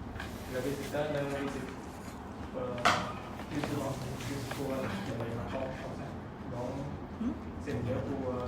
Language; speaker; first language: French; non-native, learner; Khmer